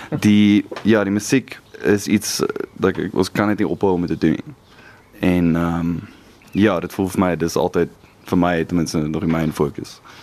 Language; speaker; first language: Afrikaans; native; Afrikaans